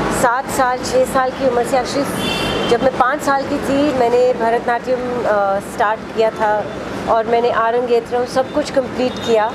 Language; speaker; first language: Hindi; native; Hindi